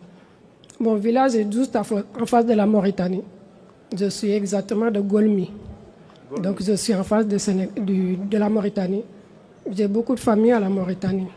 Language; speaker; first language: French; non-native, local second language; Soninke